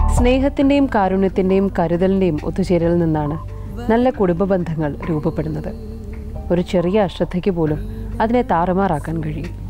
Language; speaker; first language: Malayalam; native; Malayalam